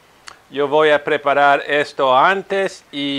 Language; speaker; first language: Spanish; non-native, fluent; Italian